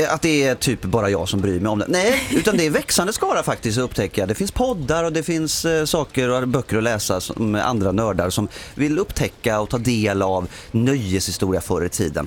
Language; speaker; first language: Swedish; native; Swedish